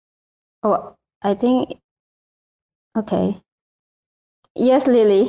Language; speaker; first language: English; non-native, learner; Indonesian